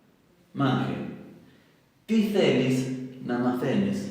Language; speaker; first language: Greek; non-native, fluent; Spanish